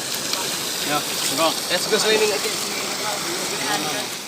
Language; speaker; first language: English; non-native, learner; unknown